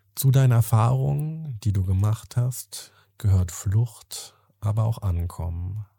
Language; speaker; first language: German; native; German